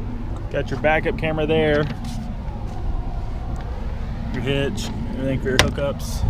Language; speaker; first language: English; native; English